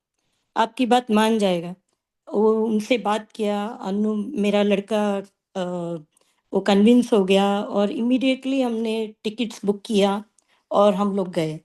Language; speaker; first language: Hindi; non-native, local second language; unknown